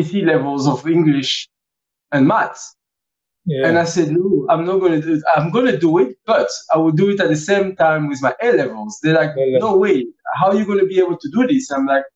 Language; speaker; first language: English; early bilingual, other home language; French